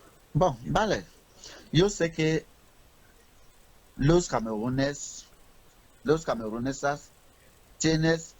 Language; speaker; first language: Spanish; non-native, learner; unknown